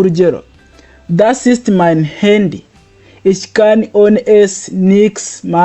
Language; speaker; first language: German; non-native, fluent; Kinyarwanda